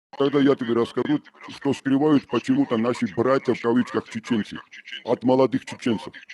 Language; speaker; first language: Russian; non-native, local second language; Georgian